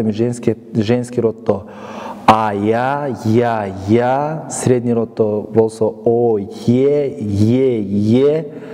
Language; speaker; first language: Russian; non-native, local second language; Kyrgyz